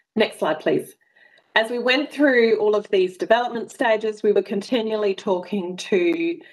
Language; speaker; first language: English; native; English